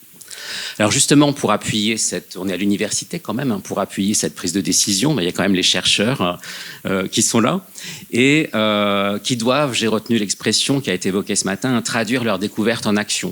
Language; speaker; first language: French; native; French